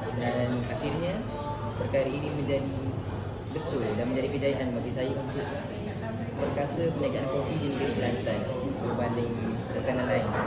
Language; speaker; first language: Malay; native; Malay